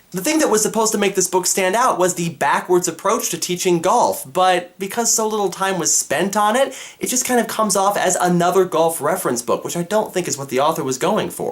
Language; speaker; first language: English; native; English